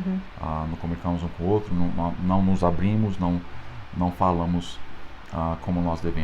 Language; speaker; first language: Portuguese; non-native, fluent; English